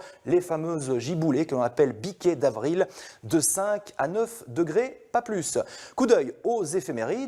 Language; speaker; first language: French; native; French